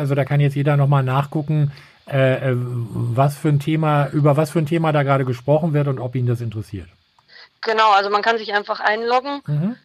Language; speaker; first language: German; native; German